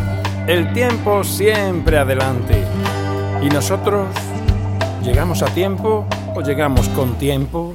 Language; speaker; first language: Spanish; native; Spanish